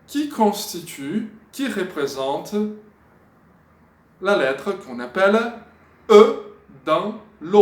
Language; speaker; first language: French; non-native, fluent; Portuguese